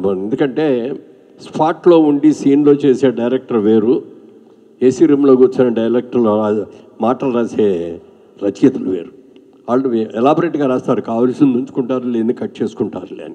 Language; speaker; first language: Telugu; native; Telugu